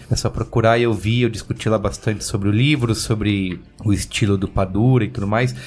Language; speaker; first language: Portuguese; native; Portuguese